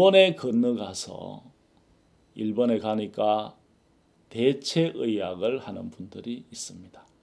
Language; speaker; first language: Korean; native; Korean